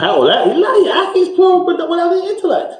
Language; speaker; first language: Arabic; non-native, fluent; English